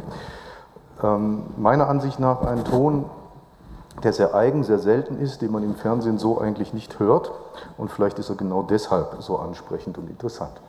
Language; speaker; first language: German; native; German